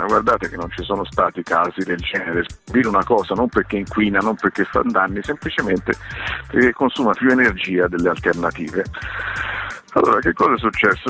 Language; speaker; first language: Italian; native; Italian